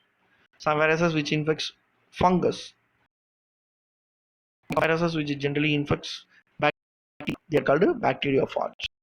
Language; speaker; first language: English; non-native, local second language; Tamil